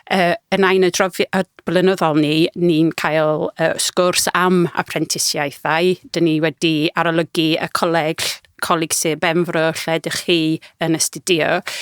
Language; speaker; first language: Welsh; non-native, fluent; English